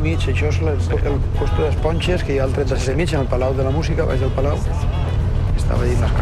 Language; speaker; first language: Catalan; native; Catalan